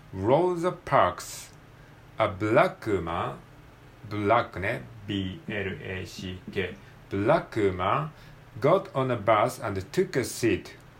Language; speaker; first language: English; non-native, learner; Japanese